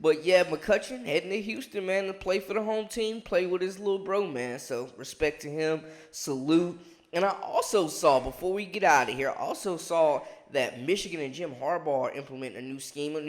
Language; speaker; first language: English; native; English